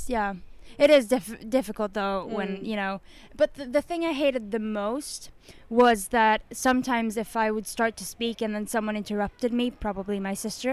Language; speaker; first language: English; non-native, fluent; Swedish